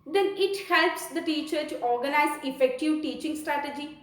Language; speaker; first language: English; non-native, local second language; Malayalam